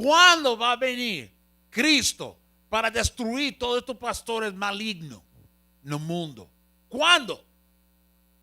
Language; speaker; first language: Portuguese; non-native, learner; Spanish